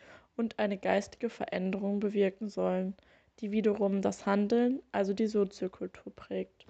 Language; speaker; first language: German; native; German